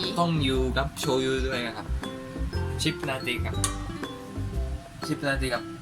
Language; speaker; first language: Thai; non-native, learner; Japanese